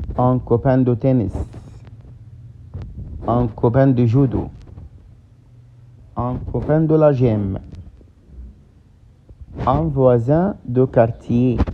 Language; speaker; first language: French; non-native, fluent; Arabic